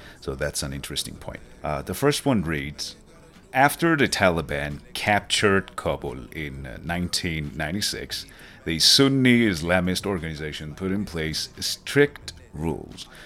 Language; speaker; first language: English; non-native, fluent; Persian